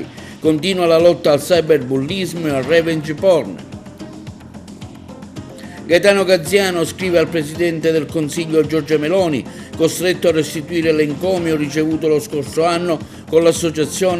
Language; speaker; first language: Italian; native; Italian